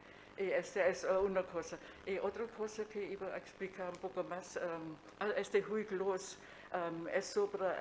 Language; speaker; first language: Spanish; non-native, fluent; German